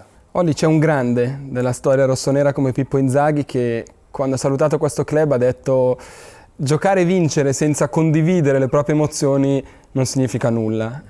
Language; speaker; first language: Italian; native; Italian